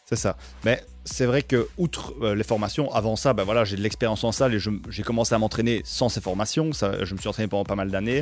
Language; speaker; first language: French; native; French